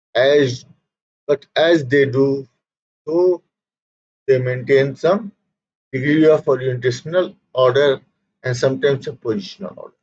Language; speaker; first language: English; non-native, local second language; Hindi